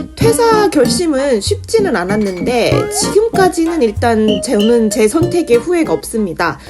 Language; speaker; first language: Korean; native; Korean